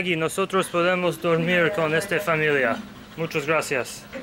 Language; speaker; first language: Spanish; non-native, learner; English